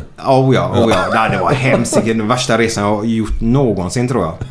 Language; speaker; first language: Swedish; native; Swedish